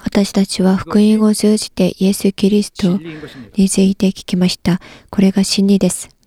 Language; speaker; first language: Japanese; non-native, learner; Korean